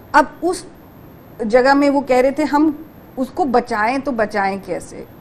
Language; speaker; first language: Hindi; native; Hindi